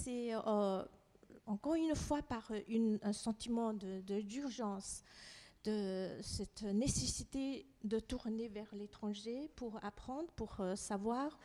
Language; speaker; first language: French; non-native, fluent; Chinese